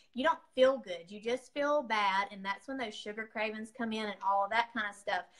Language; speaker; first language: English; native; English